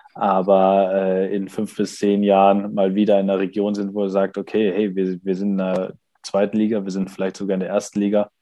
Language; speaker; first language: German; native; German